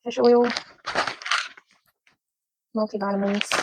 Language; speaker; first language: English; native; English